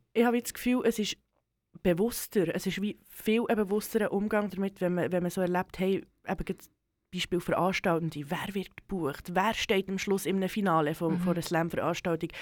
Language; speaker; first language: German; early bilingual, other home language; Serbian